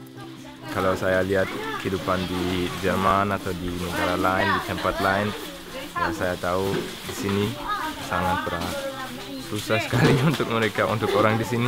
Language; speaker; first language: Indonesian; non-native, fluent; German